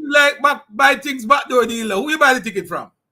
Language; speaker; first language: English; native; English